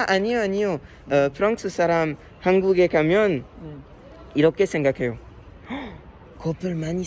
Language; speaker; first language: Korean; non-native, learner; French